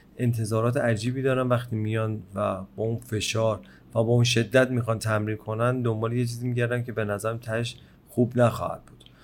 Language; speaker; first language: Persian; native; Persian